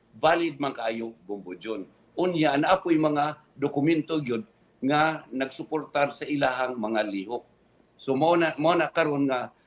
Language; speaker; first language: Cebuano; native; Cebuano